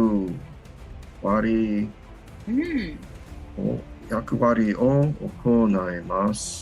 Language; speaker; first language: Japanese; non-native, learner; English